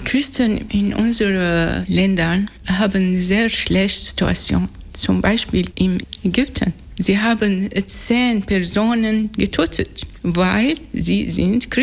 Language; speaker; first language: German; non-native, learner; Arabic